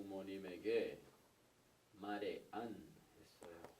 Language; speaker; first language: Korean; non-native, learner; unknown